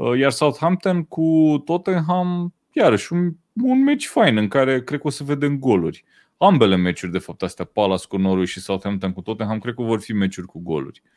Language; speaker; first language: Romanian; native; Romanian